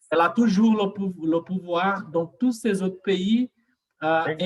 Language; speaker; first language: French; non-native, learner; Portuguese